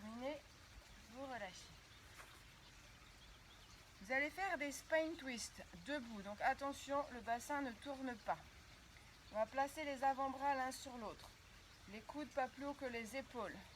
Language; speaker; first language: French; native; French